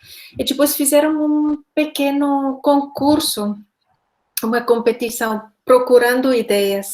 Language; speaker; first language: Portuguese; non-native, fluent; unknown